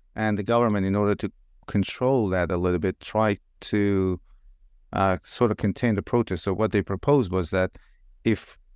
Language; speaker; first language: English; non-native, fluent; Persian